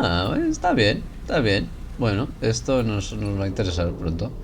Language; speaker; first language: Spanish; native; Spanish